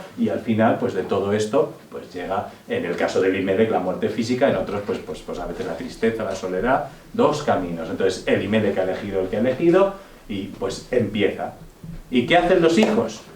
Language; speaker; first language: Spanish; native; Spanish